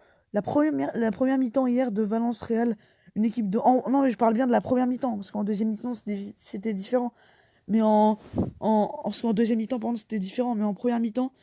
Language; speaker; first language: French; native; French